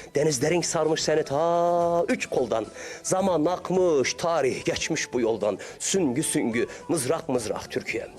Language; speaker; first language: Turkish; early bilingual, heritage; Arabic